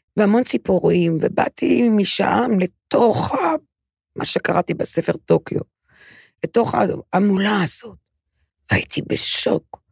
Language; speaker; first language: Hebrew; native; Hebrew